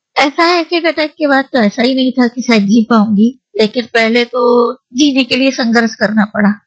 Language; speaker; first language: Hindi; native; Hindi